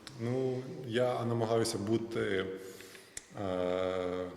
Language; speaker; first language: Ukrainian; non-native, local second language; Russian